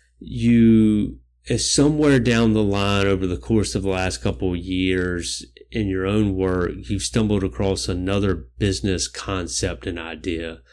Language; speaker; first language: English; native; English